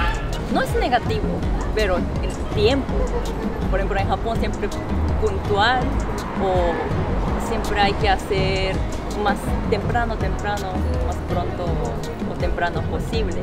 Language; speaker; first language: Spanish; non-native, fluent; Japanese